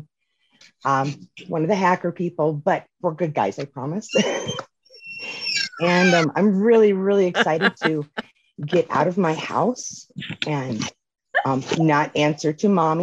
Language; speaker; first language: English; native; English